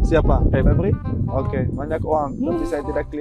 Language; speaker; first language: Indonesian; non-native, learner; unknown